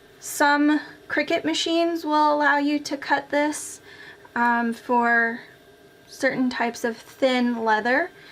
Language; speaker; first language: English; native; English